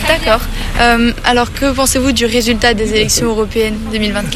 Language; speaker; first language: French; native; French